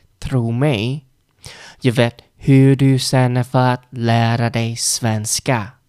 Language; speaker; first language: Swedish; non-native, learner; Vietnamese